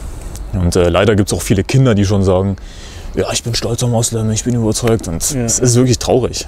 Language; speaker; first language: German; native; German